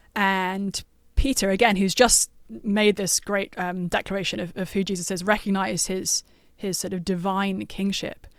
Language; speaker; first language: English; native; English